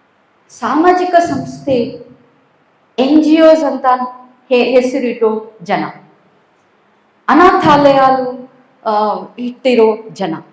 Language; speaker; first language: Kannada; non-native, local second language; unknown